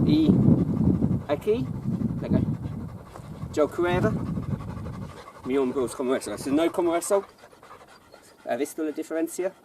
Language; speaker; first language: Spanish; non-native, learner; English